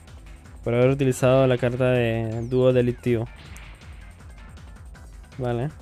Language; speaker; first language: Spanish; native; Spanish